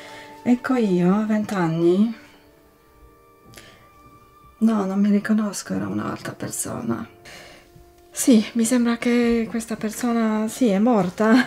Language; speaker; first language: Italian; non-native, fluent; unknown